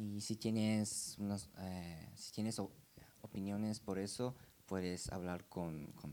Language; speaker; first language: Spanish; non-native, learner; Japanese